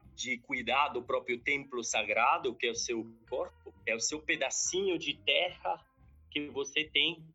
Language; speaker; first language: Portuguese; non-native, fluent; Italian